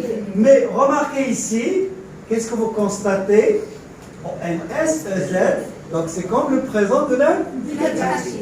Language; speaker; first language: French; non-native, local second language; Arabic